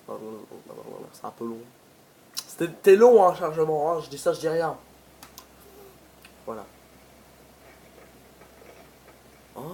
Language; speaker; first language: French; native; French